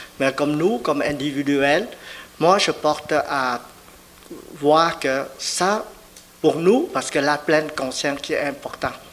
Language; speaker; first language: French; non-native, fluent; Vietnamese